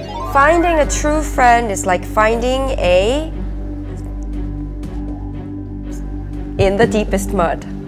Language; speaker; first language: English; non-native, fluent; Korean